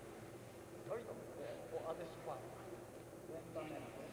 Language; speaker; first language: Italian; non-native, learner; Japanese